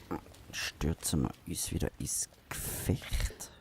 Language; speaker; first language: German; native; German